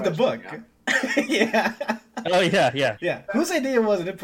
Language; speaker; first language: English; non-native, local second language; Filipino